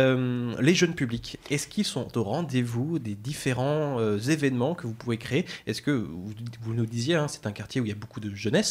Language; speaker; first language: French; native; French